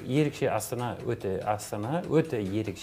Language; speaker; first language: Kazakh; non-native, learner; English